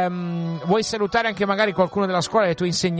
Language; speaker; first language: Italian; native; Italian